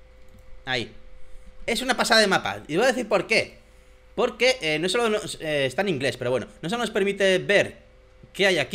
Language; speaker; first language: Spanish; native; Spanish